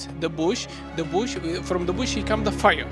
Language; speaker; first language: English; non-native, learner; Arabic